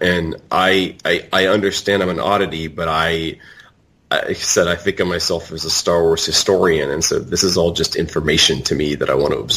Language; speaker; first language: English; native; English